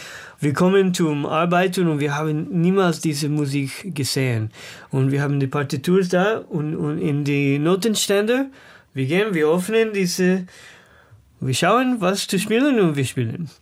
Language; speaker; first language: German; non-native, fluent; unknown